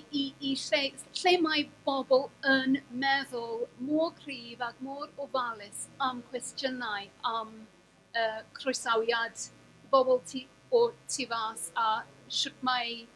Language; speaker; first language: Welsh; non-native, fluent; English